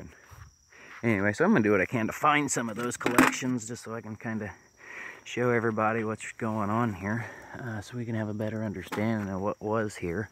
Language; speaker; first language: English; native; English